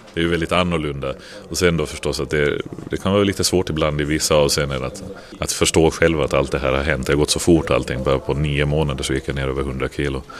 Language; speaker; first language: Swedish; native; Swedish